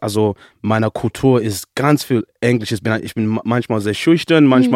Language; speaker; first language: German; non-native, learner; Shona